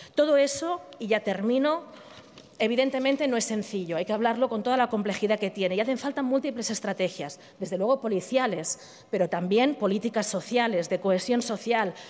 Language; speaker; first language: Spanish; native; Spanish